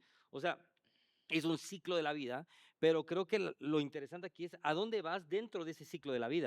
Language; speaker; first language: Spanish; native; Spanish